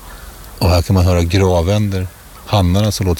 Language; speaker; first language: Swedish; native; Swedish